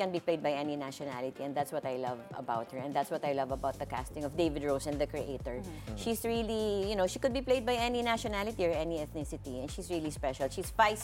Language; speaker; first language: English; non-native, local second language; Filipino